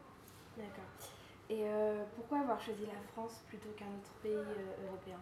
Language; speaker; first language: French; native; French